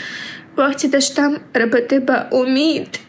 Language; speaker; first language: Persian; early bilingual, heritage; Persian